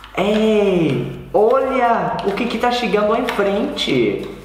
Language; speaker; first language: Portuguese; non-native, learner; English